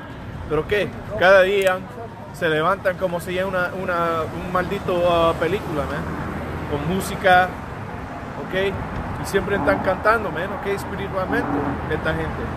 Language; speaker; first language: Spanish; early bilingual, heritage; Spanish